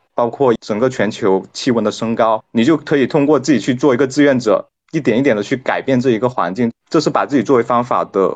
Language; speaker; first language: Chinese; non-native, local second language; Cantonese